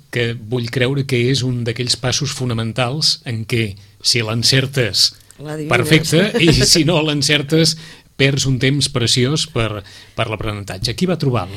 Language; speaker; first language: Catalan; native; Catalan